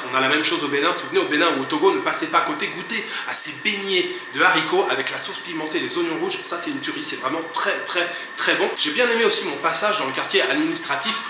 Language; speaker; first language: French; native; French